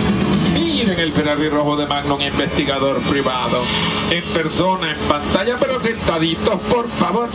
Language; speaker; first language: Spanish; native; Spanish